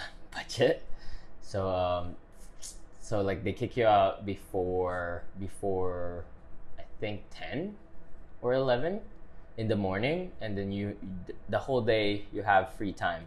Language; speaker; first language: English; non-native, local second language; Filipino